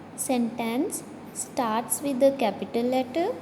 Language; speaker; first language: English; non-native, local second language; Punjabi